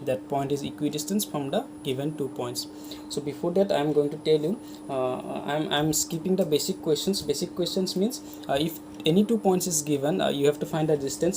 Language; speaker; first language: English; non-native, local second language; Hindi